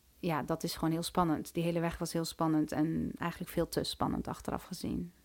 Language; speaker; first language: Dutch; early bilingual, other home language; Turkish